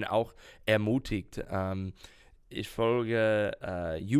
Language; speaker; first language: German; non-native, learner; English